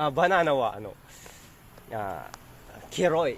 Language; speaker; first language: Japanese; non-native, learner; Filipino